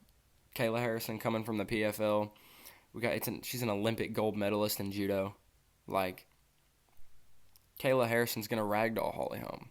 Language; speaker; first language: English; native; English